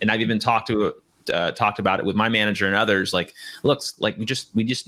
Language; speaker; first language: English; native; English